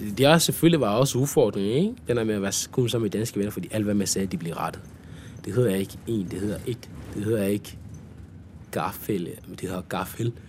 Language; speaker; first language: Danish; early bilingual, other home language; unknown